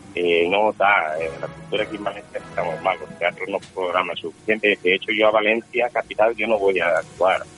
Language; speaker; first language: Spanish; non-native, local second language; Catalan